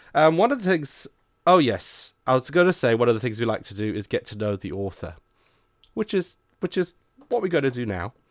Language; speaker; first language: English; native; English